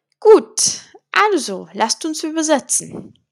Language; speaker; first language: German; non-native, fluent; Czech